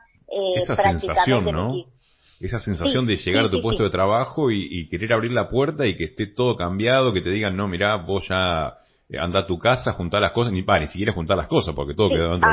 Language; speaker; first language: Spanish; native; Spanish